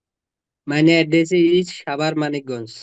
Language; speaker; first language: German; non-native, learner; Bangla